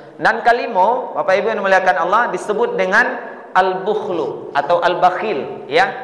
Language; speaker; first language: Malay; non-native, local second language; Minangkabau